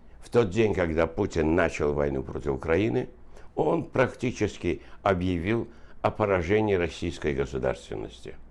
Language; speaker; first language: Russian; non-native, local second language; Azerbaijani